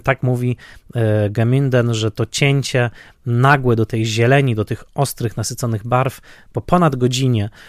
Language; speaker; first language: Polish; native; Polish